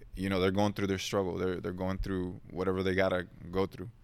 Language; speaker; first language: English; early bilingual, other home language; Spanish